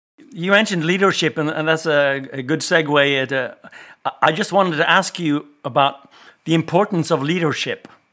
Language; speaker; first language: English; non-native, fluent; Norwegian